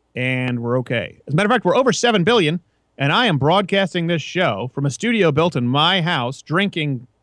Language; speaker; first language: English; native; English